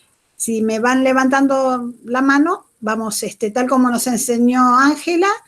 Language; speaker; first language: Spanish; native; Spanish